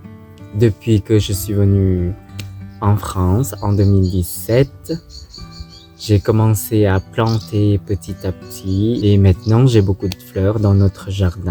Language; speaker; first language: French; non-native, fluent; Thai